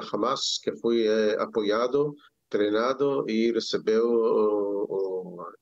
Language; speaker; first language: Portuguese; non-native, learner; Hebrew